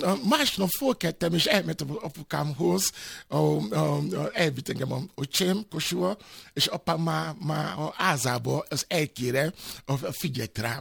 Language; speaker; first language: Hungarian; non-native, fluent; Yoruba